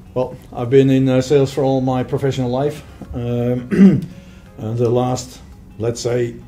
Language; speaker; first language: English; non-native, fluent; Dutch